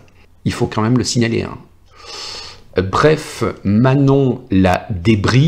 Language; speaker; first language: French; native; French